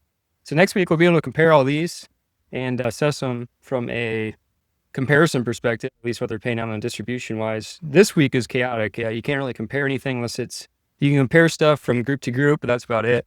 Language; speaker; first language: English; native; English